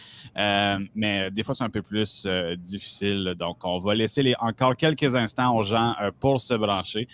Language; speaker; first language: French; native; French